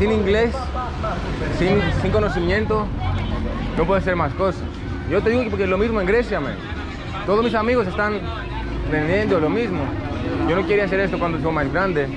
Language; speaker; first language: Spanish; non-native, learner; Greek